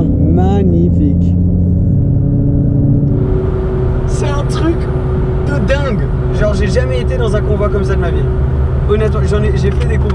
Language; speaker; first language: French; native; French